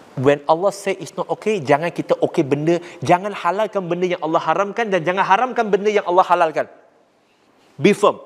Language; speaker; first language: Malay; non-native, local second language; Chinese